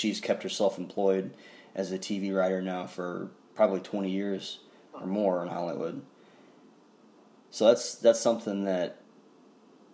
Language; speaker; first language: English; native; English